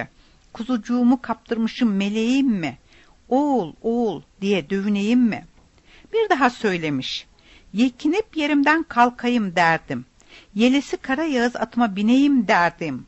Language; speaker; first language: Turkish; native; Turkish